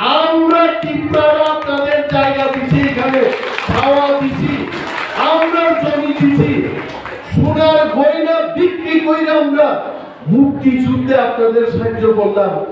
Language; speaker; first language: Bangla; non-native, local second language; Kok Borok